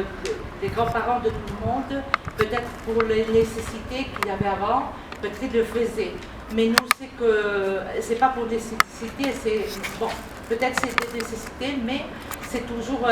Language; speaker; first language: French; non-native, learner; Spanish